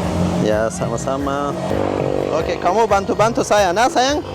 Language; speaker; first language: Indonesian; non-native, learner; Persian